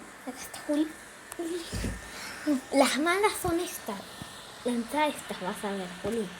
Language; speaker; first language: Spanish; native; Spanish